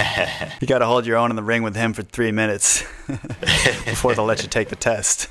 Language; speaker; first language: English; native; English